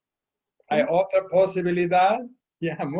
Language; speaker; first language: Spanish; non-native, fluent; English